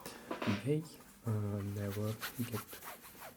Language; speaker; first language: English; non-native, learner; Russian